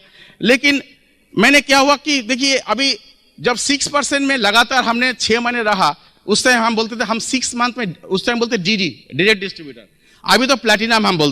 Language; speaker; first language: Hindi; non-native, local second language; Bangla